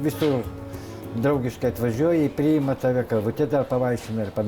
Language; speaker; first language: Lithuanian; native; Lithuanian